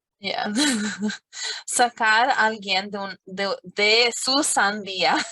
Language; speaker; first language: Spanish; non-native, fluent; English